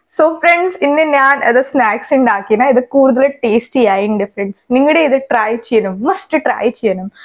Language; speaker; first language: Malayalam; non-native, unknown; Hindi